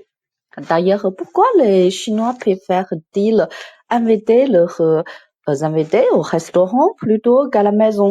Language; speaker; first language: French; non-native, fluent; Chinese